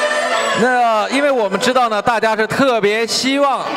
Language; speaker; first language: Chinese; native; Chinese